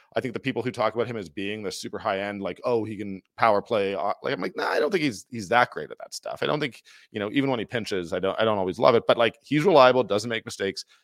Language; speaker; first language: English; native; English